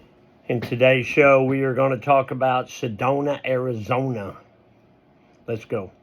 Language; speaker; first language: English; native; English